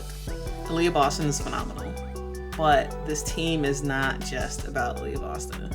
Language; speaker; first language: English; native; English